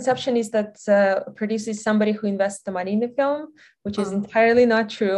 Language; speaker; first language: English; non-native, fluent; Russian